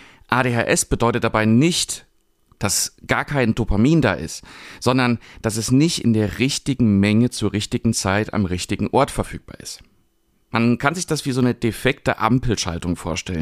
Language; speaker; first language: German; native; German